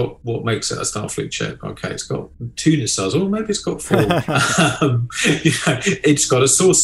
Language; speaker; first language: English; native; English